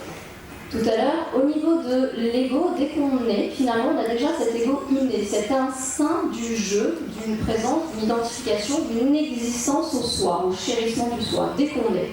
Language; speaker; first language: French; native; French